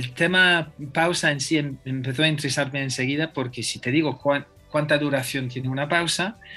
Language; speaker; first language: Spanish; non-native, fluent; English